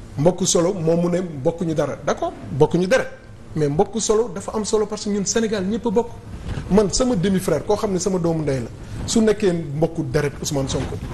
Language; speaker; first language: Wolof; non-native, local second language; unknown